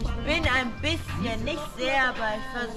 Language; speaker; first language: German; non-native, learner; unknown